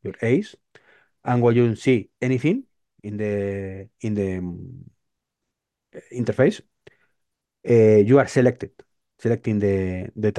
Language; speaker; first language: English; non-native, learner; Spanish